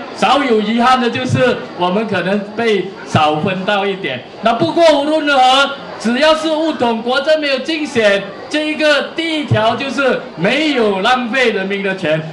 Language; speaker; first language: Chinese; native; Chinese